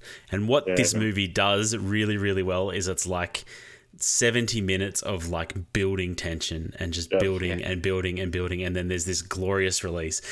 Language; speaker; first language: English; native; English